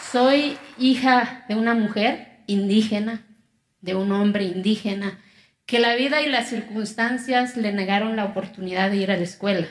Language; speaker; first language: Spanish; non-native, local second language; Zapotec